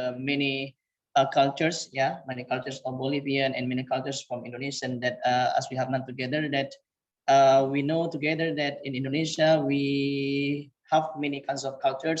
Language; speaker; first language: English; non-native, fluent; Indonesian